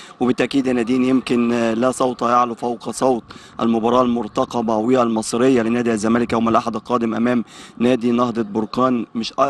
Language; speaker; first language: Arabic; native; Arabic